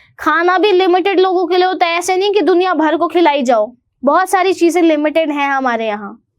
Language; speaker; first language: Hindi; native; Hindi